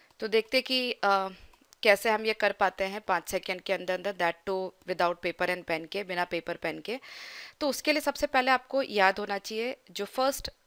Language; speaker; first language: Hindi; native; Hindi